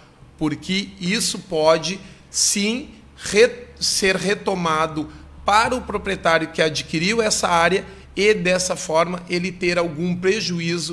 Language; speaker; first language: Portuguese; native; Portuguese